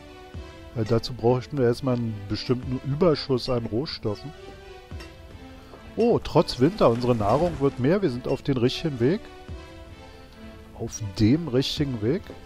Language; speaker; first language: German; native; German